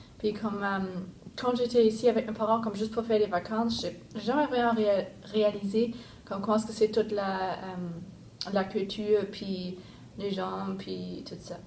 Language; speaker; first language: French; non-native, fluent; German